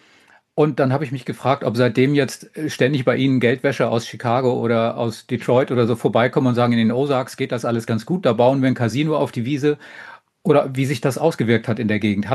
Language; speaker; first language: German; native; German